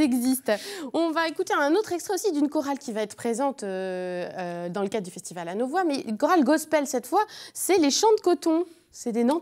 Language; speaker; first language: French; native; French